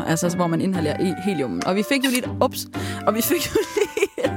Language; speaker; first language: Danish; native; Danish